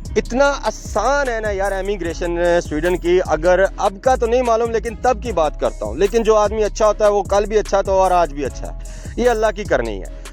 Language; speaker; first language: Urdu; non-native, local second language; Punjabi